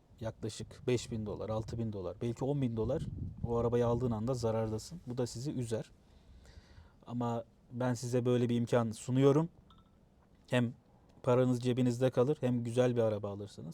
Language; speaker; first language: Turkish; native; Turkish